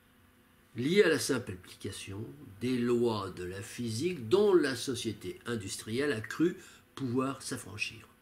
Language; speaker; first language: French; native; French